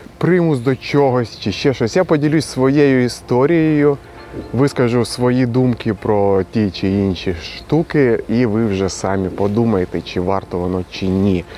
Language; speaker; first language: Ukrainian; non-native, local second language; Russian